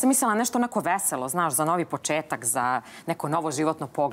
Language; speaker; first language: Serbian; native; Serbian